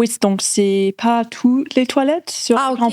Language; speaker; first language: French; non-native, local second language; English